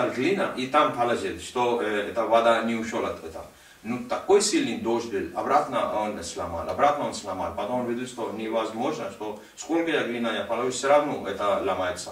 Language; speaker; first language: Russian; non-native, learner; Hindi